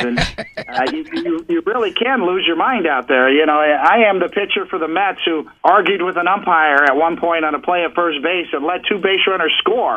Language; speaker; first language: English; native; English